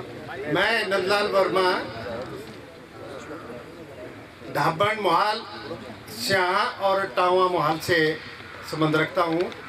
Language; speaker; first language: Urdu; non-native, local second language; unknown